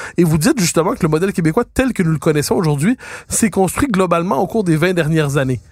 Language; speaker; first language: French; native; French